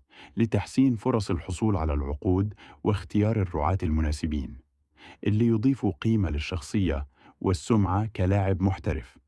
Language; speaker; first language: Arabic; native; Arabic